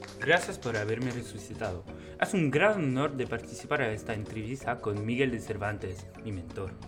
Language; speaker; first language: Spanish; non-native, learner; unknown